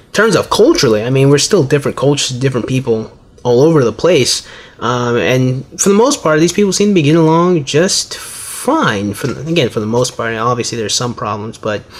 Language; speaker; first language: English; native; English